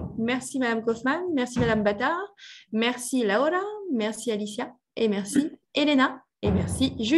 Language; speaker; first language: French; native; French